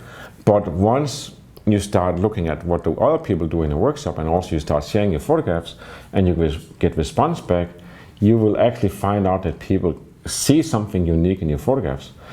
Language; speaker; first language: English; non-native, fluent; Danish